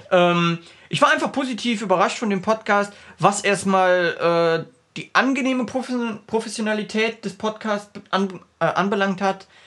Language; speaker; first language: German; native; German